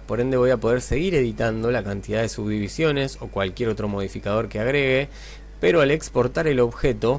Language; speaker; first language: Spanish; native; Spanish